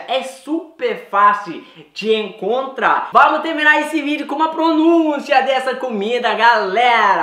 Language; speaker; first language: Portuguese; non-native, fluent; Swedish